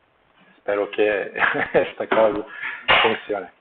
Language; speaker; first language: Spanish; non-native, learner; Turkish